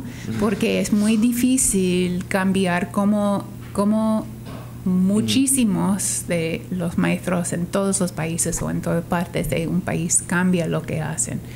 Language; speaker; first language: Spanish; non-native, fluent; English